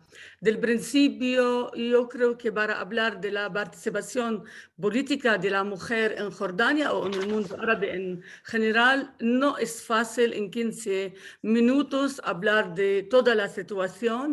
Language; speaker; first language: Spanish; non-native, fluent; Arabic